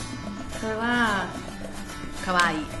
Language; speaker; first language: Japanese; non-native, learner; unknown